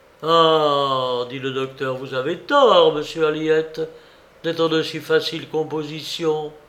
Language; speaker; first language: French; native; French